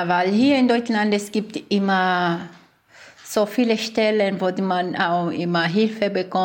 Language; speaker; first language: German; non-native, learner; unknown